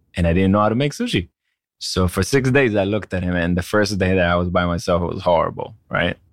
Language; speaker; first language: English; non-native, fluent; Hebrew